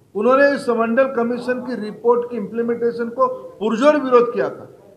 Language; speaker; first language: Hindi; non-native, local second language; Odia